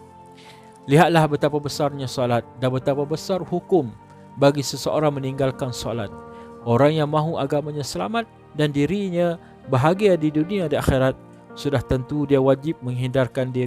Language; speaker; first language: Malay; native; Malay